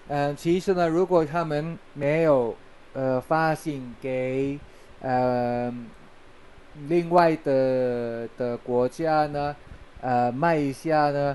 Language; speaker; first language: Chinese; non-native, fluent; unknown